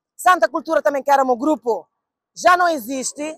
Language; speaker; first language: Portuguese; non-native, local second language; Kabuverdianu